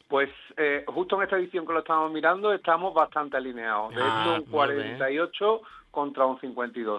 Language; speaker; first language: Spanish; native; Spanish